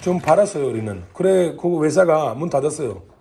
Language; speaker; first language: Korean; non-native, learner; Hindi